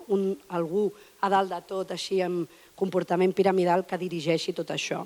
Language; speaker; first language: Catalan; native; Catalan